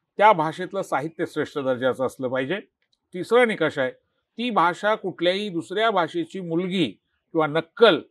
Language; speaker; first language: Marathi; native; Marathi